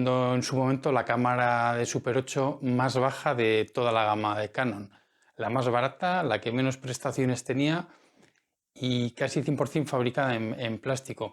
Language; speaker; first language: Spanish; native; Spanish